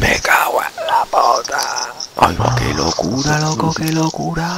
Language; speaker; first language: Spanish; native; Spanish